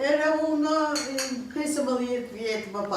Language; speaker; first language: Albanian; early bilingual, heritage; Albanian